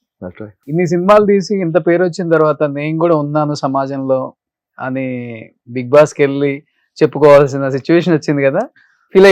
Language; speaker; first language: Telugu; native; Telugu